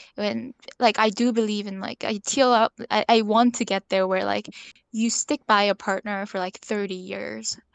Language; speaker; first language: English; early bilingual, other home language; Korean